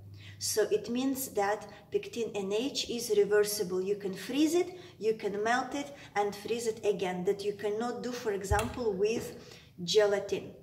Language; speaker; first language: English; non-native, fluent; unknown